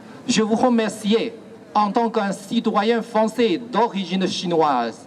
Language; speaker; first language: French; non-native, fluent; Chinese